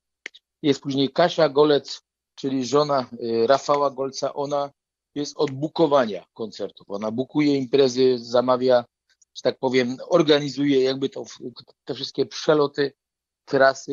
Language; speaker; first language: Polish; native; Polish